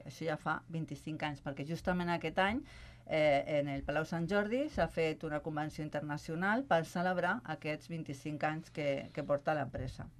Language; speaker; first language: Catalan; non-native, local second language; Spanish